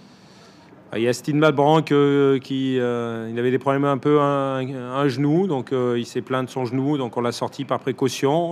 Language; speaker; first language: French; native; French